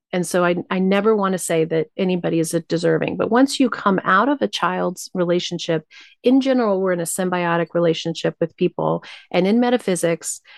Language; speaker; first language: English; native; English